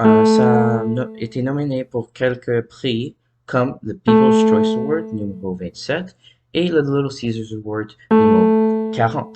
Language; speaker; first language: French; non-native, learner; English